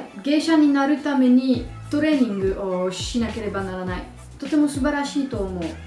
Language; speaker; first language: Japanese; non-native, learner; French